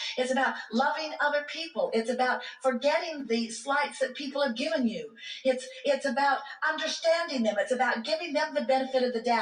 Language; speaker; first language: English; native; English